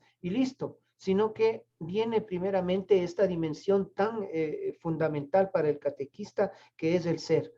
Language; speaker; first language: Spanish; native; Spanish